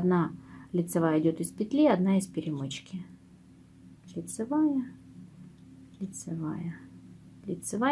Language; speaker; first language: Russian; native; Russian